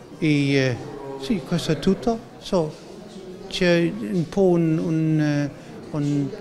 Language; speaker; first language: Italian; non-native, learner; Dutch